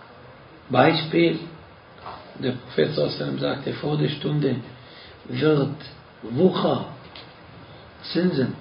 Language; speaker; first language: German; non-native, fluent; Arabic